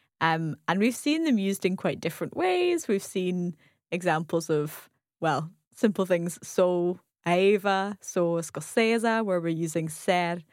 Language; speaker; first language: English; native; English